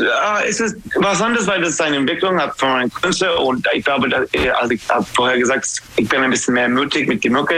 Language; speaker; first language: German; non-native, fluent; English